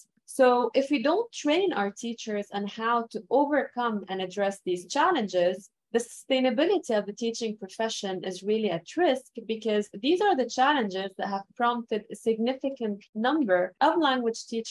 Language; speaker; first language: English; non-native, fluent; Arabic